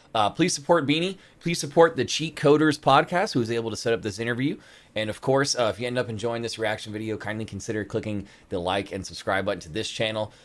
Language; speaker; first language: English; native; English